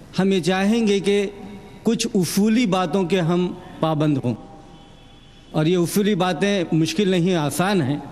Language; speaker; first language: Urdu; native; Urdu